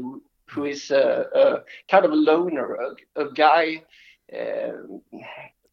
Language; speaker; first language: English; non-native, fluent; Swedish